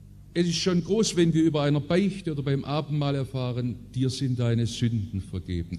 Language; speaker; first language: German; native; German